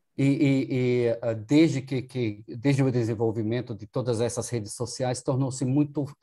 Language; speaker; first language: Portuguese; non-native, fluent; German